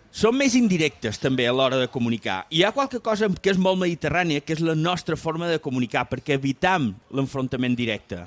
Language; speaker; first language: Catalan; non-native, local second language; Spanish